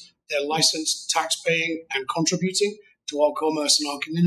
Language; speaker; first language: English; native; English